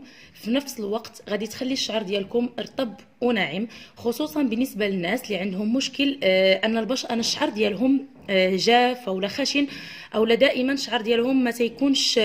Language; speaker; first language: Arabic; native; Arabic